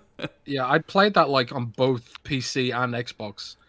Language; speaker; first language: English; native; English